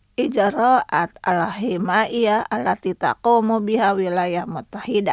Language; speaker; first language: Arabic; non-native, fluent; Indonesian